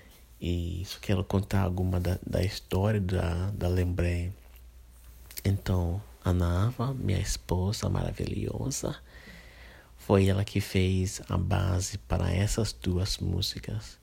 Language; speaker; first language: Portuguese; non-native, fluent; English